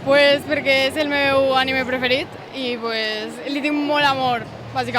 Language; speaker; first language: Catalan; non-native, local second language; Spanish